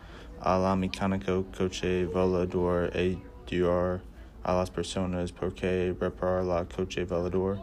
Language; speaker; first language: Spanish; non-native, learner; English